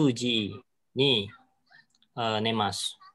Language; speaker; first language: Japanese; non-native, learner; Indonesian